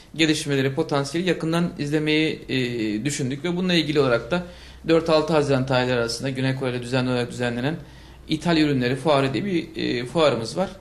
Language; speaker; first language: Turkish; native; Turkish